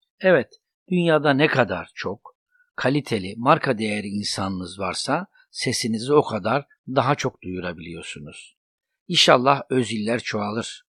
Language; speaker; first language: Turkish; native; Turkish